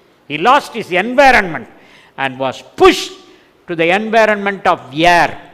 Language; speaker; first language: English; non-native, local second language; Tamil